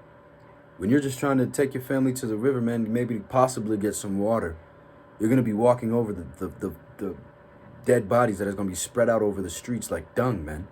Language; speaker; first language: English; native; English